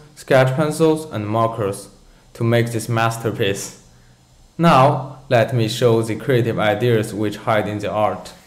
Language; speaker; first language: English; non-native, fluent; Chinese